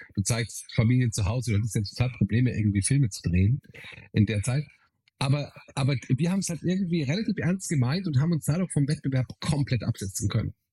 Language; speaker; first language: German; native; German